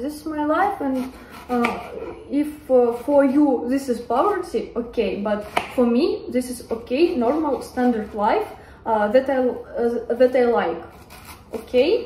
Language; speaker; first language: English; non-native, learner; Russian